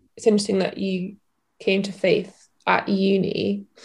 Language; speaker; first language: English; native; English